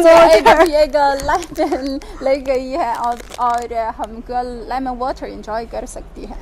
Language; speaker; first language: Urdu; non-native, fluent; Chinese